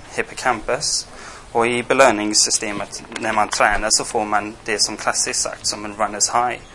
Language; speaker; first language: Swedish; non-native, fluent; English